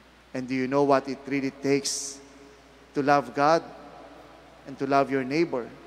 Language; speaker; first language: English; non-native, local second language; Filipino